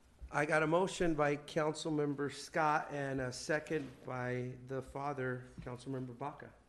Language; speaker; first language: English; native; English